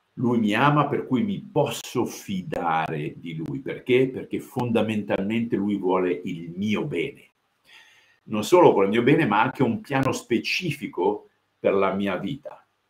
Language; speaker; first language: Italian; early bilingual, heritage; Italian